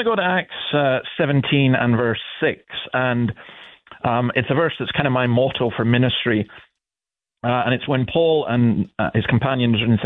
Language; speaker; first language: English; native; English